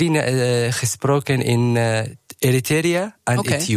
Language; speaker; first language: Dutch; non-native, learner; Arabic